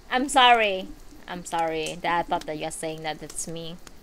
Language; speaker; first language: English; non-native, local second language; Cantonese